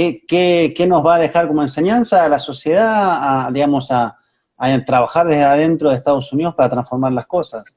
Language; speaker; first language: Spanish; native; Spanish